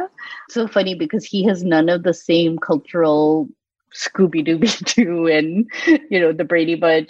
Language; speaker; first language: English; native; English